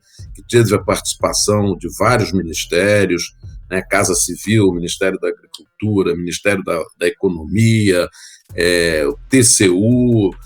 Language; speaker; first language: Portuguese; native; Portuguese